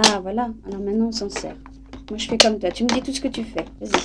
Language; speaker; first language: French; native; French